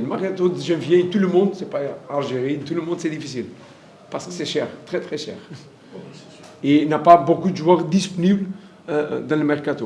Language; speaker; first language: French; non-native, learner; Portuguese